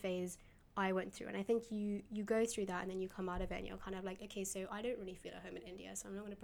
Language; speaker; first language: English; native; English